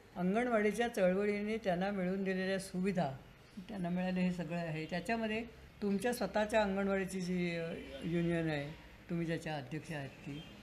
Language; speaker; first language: Marathi; native; Marathi